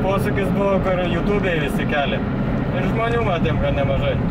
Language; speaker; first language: Lithuanian; native; Lithuanian